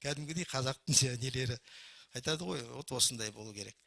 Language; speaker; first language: Kazakh; non-native, local second language; Russian